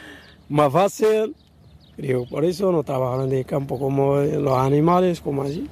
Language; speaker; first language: Spanish; non-native, learner; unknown